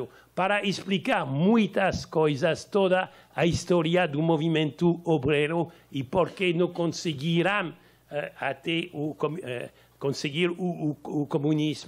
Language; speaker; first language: Portuguese; non-native, learner; French